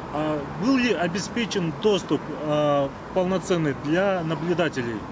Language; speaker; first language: Russian; native; Russian